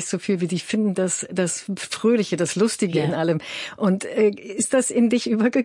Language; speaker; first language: German; native; German